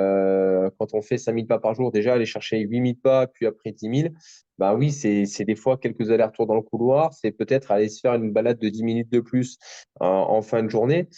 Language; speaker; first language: French; native; French